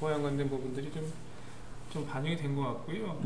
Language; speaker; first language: Korean; native; Korean